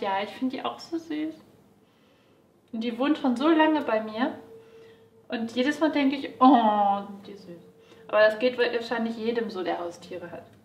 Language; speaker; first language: German; native; German